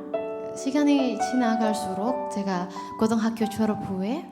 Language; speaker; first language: Korean; non-native, learner; Indonesian